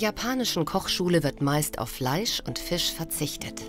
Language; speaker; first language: German; native; German